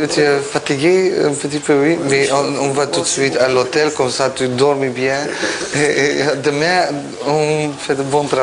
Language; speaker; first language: French; non-native, learner; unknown